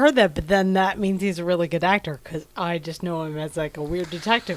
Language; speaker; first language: English; native; English